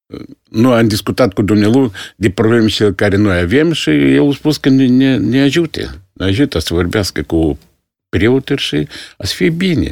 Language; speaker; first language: Romanian; non-native, local second language; Russian